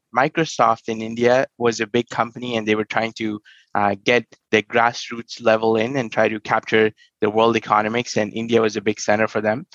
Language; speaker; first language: English; non-native, local second language; Hindi